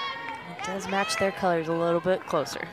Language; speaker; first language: English; native; English